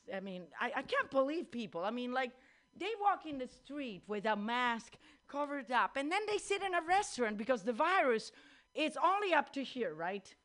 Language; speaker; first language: English; non-native, fluent; Italian